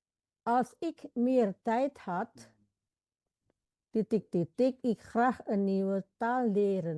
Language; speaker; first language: Dutch; non-native, fluent; Indonesian